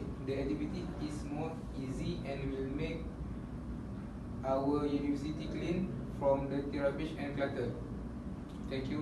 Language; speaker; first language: English; non-native, learner; Malay